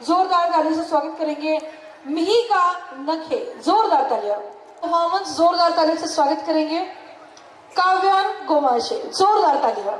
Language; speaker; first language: Hindi; non-native, local second language; Marathi